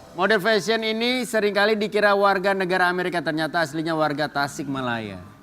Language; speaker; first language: Indonesian; native; Indonesian